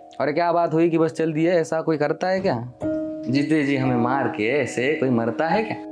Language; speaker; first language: Hindi; non-native, local second language; Marathi